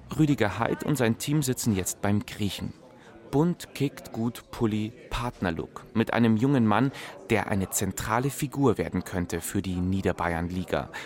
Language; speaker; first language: German; native; German